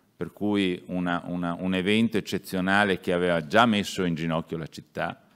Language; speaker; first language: Italian; native; Italian